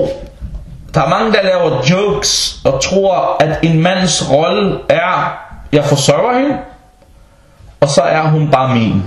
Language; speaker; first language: Danish; non-native, local second language; Arabic